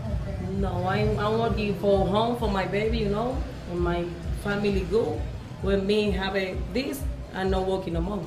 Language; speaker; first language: English; non-native, learner; Spanish